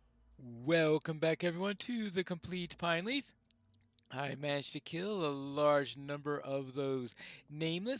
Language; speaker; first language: English; native; English